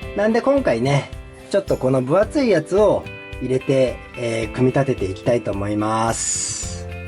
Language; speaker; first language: Japanese; native; Japanese